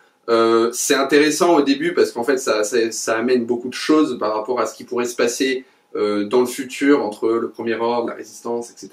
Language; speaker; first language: French; native; French